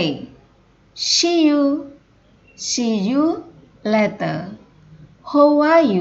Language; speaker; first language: English; non-native, fluent; Indonesian